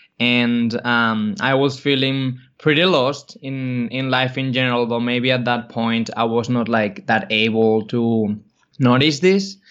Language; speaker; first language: English; non-native, fluent; Spanish